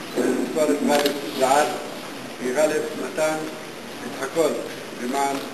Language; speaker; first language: Hebrew; non-native, local second language; Arabic